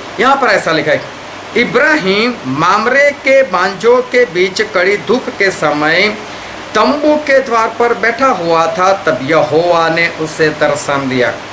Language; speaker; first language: Hindi; non-native, local second language; Gujarati